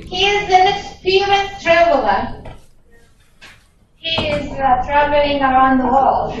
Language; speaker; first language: English; non-native, fluent; Russian